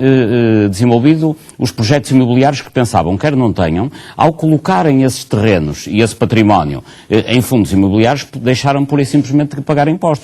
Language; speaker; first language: Portuguese; native; Portuguese